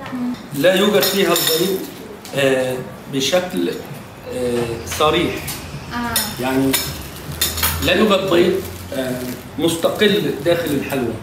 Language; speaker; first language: Arabic; native; Arabic